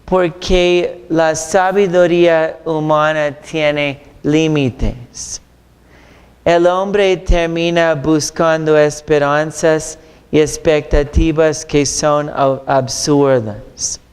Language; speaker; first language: Spanish; non-native, fluent; English